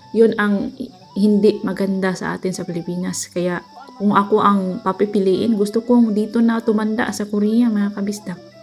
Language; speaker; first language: Filipino; non-native, local second language; Cebuano